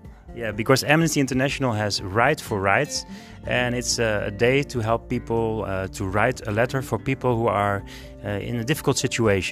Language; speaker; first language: English; non-native, fluent; Dutch